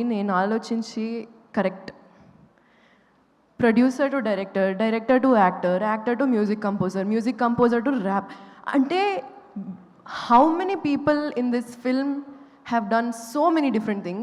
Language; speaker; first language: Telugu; non-native, local second language; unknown